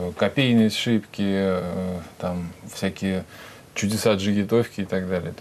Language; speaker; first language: Russian; native; Russian